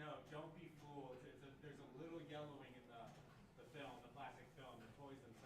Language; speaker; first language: English; native; English